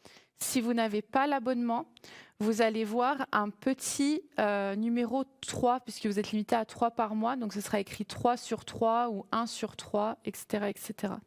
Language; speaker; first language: French; native; French